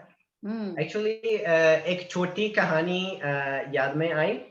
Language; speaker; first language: Hindi; non-native, learner; Italian